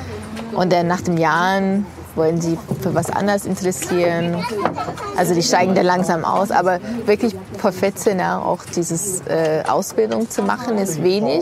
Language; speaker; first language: German; non-native, fluent; English